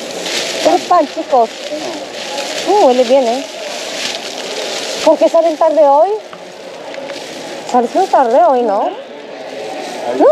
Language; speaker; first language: Spanish; non-native, fluent; Filipino